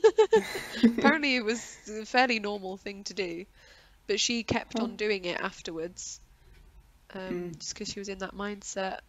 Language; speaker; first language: English; native; English